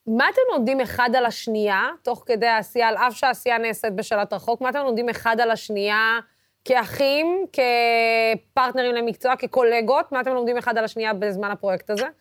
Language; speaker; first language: Hebrew; non-native, local second language; Arabic